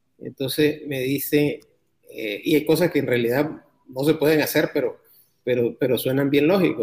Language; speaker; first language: Spanish; native; Spanish